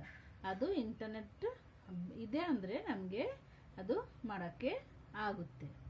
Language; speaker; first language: Kannada; non-native, fluent; Hindi